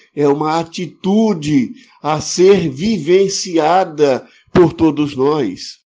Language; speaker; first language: Portuguese; non-native, fluent; Ukrainian